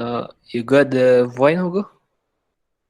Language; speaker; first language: English; non-native, learner; Indonesian